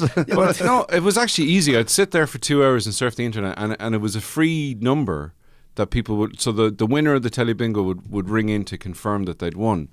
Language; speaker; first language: English; native; English